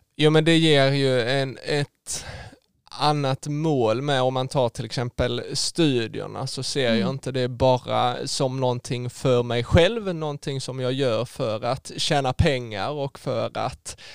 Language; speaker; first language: Swedish; native; Swedish